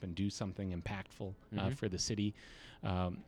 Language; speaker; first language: English; native; English